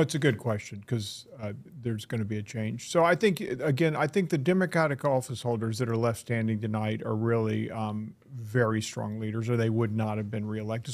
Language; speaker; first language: English; native; English